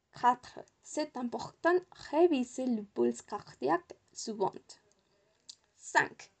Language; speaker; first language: French; non-native, learner; Spanish